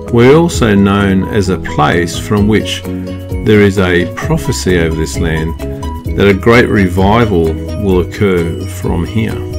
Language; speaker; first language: English; native; English